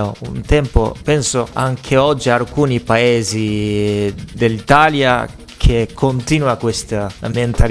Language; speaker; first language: Italian; non-native, fluent; Japanese